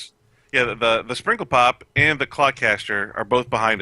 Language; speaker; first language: English; native; English